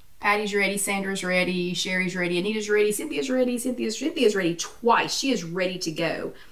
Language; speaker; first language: English; native; English